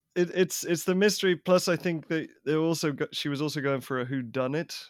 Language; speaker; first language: English; native; English